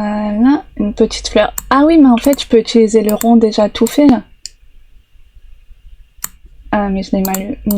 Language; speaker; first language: French; native; French